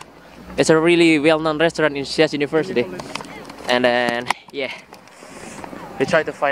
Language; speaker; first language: English; non-native, learner; Indonesian